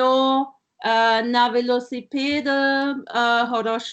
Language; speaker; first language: Russian; non-native, learner; German